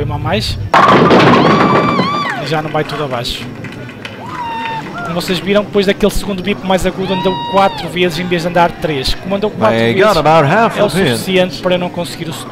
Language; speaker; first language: Portuguese; native; Portuguese